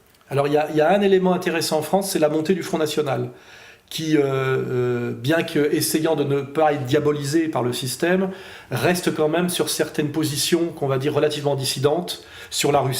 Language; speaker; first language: French; native; French